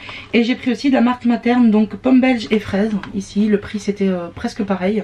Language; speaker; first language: French; native; French